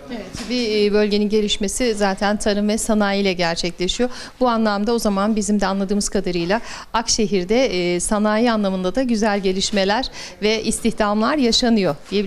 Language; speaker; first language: Turkish; native; Turkish